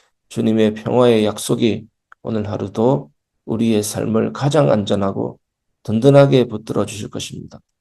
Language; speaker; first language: Korean; native; Korean